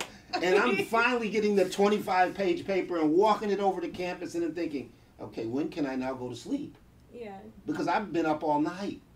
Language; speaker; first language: English; native; English